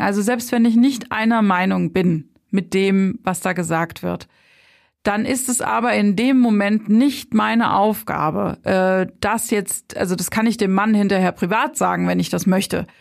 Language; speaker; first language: German; native; German